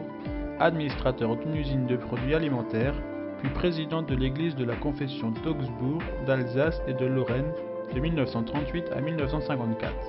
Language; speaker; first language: French; native; French